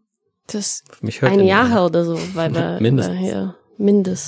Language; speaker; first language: German; non-native, fluent; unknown